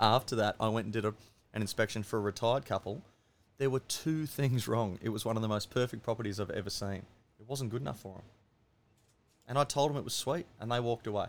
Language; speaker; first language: English; native; English